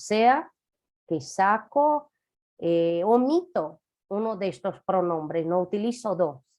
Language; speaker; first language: Spanish; non-native, fluent; Portuguese